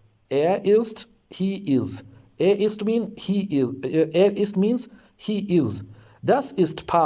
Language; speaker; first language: German; non-native, learner; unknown